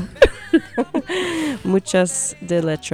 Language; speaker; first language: Spanish; early bilingual, heritage; Spanish